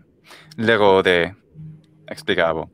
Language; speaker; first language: Greek; non-native, fluent; English